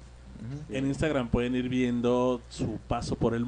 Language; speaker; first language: Spanish; native; Spanish